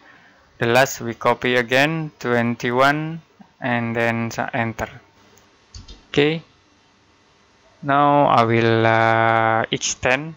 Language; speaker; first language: English; non-native, learner; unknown